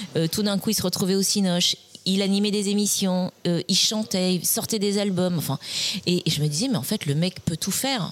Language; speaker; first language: French; native; French